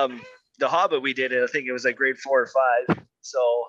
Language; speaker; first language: English; native; English